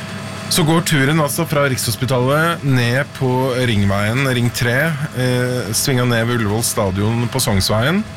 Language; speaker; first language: Norwegian; native; Norwegian